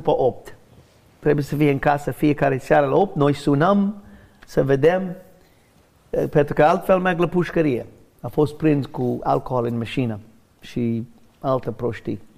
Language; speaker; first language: Romanian; non-native, learner; English